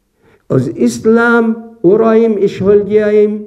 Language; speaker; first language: Hungarian; non-native, fluent; Arabic